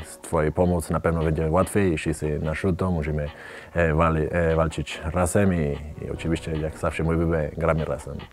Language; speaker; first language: Polish; non-native, learner; Spanish